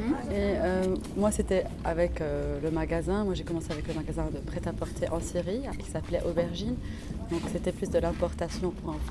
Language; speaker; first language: French; non-native, fluent; Arabic